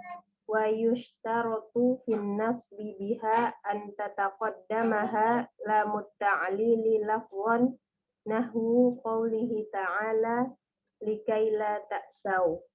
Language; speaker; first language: Arabic; non-native, learner; Indonesian